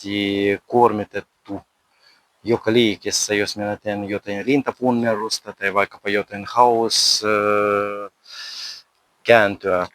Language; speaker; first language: Finnish; non-native, learner; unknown